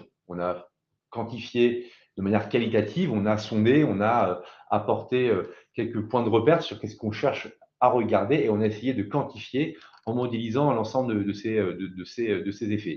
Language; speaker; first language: French; native; French